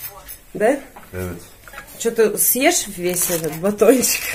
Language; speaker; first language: Russian; native; Russian